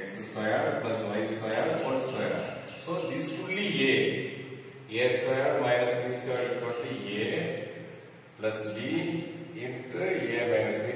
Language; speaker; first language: English; non-native, local second language; Tamil